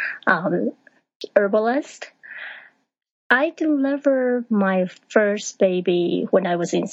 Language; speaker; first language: English; non-native, fluent; Chinese